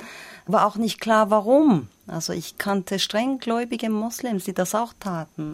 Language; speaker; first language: German; non-native, fluent; Persian